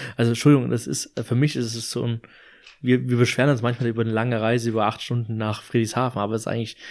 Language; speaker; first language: German; native; German